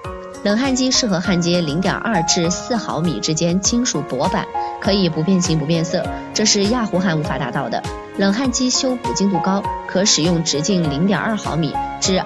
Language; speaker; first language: Chinese; native; Chinese